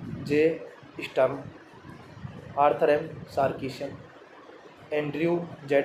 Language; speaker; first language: English; non-native, learner; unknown